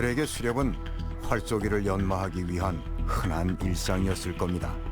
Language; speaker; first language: Korean; native; Korean